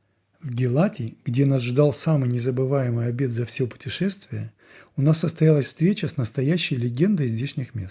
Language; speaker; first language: Russian; native; Russian